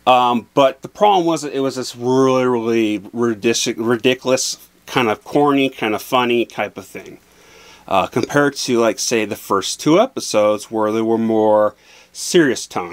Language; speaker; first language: English; native; English